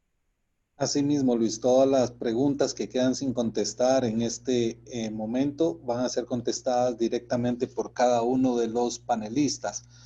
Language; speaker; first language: Spanish; native; Spanish